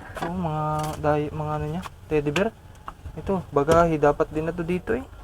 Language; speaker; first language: Filipino; native; Filipino